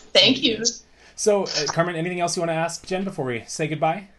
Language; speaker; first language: English; native; English